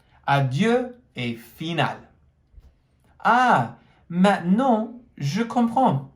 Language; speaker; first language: French; non-native, fluent; English